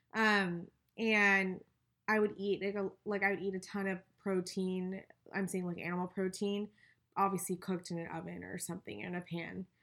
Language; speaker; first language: English; native; English